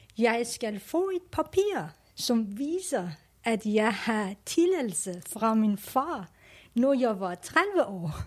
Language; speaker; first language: Danish; non-native, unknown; Persian